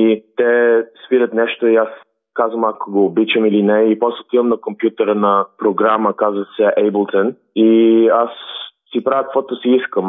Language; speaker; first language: Bulgarian; early bilingual, heritage; Bulgarian